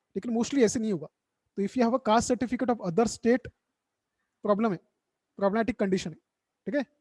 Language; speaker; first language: Hindi; non-native, local second language; Marathi